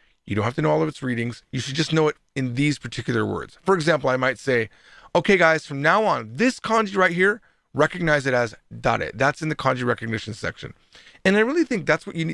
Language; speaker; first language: English; native; English